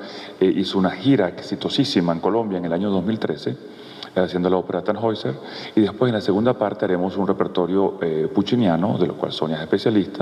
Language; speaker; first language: Spanish; native; Spanish